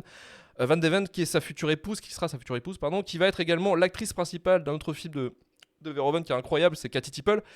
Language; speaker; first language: French; native; French